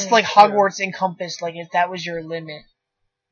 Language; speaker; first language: English; native; English